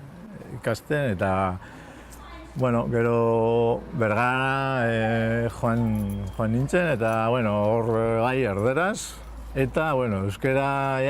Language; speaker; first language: Basque; non-native, local second language; Spanish